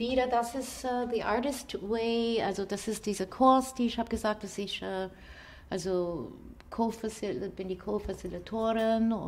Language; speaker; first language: German; non-native, fluent; English